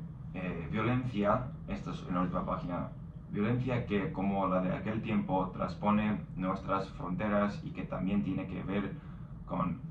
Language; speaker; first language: Spanish; non-native, fluent; English